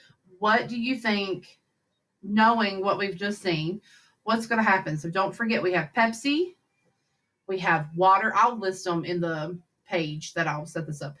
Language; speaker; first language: English; native; English